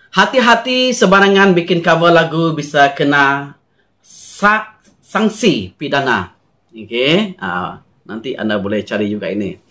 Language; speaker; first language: Malay; non-native, local second language; Iban